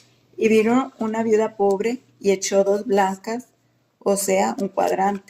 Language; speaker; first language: Spanish; native; Spanish